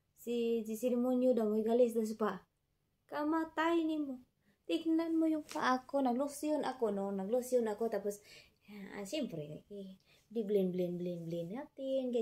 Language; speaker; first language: Filipino; non-native, local second language; Cebuano